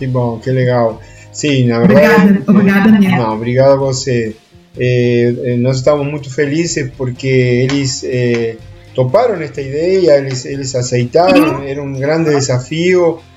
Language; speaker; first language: Portuguese; non-native, fluent; Spanish